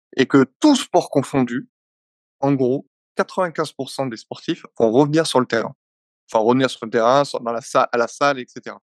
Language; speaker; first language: French; native; French